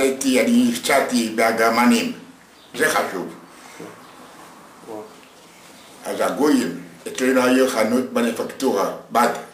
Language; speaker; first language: Hebrew; non-native, fluent; Yiddish